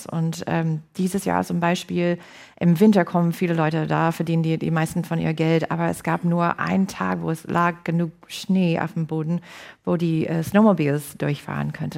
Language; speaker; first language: German; non-native, fluent; English